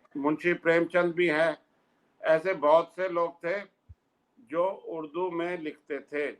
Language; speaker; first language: Hindi; native; Hindi